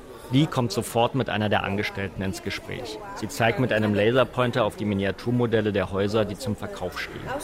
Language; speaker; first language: German; native; German